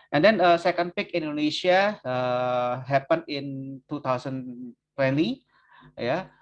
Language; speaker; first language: English; non-native, learner; Indonesian